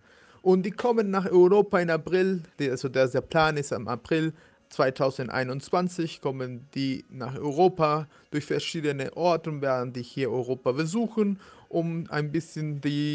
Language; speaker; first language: German; non-native, fluent; Spanish